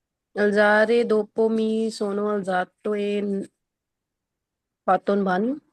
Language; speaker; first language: Italian; non-native, learner; Punjabi